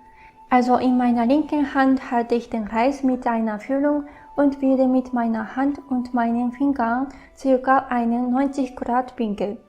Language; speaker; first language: German; non-native, fluent; Japanese